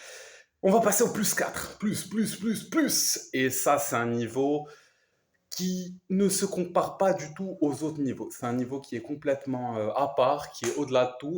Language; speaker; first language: French; native; French